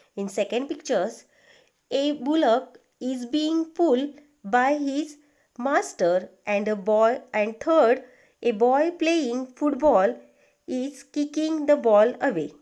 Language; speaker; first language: English; non-native, local second language; Marathi